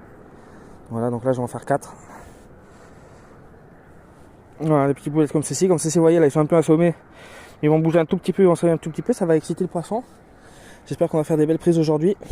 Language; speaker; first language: French; native; French